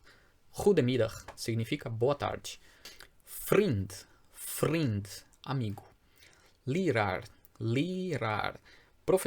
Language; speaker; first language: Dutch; non-native, fluent; Portuguese